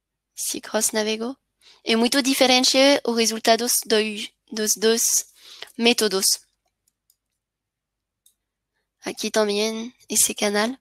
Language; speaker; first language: Spanish; non-native, learner; French